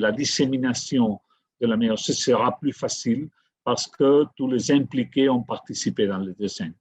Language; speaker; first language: French; non-native, fluent; Catalan